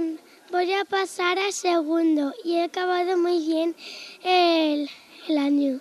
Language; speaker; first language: Spanish; non-native, local second language; Catalan